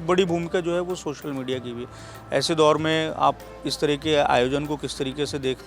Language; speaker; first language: Hindi; native; Hindi